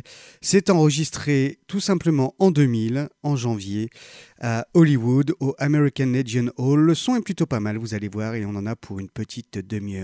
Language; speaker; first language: French; native; French